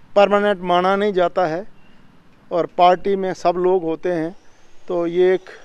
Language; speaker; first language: Hindi; native; Hindi